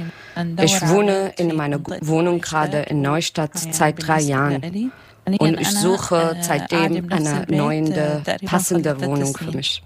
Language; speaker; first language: German; non-native, learner; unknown